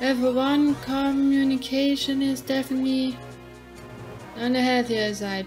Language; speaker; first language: English; non-native, fluent; German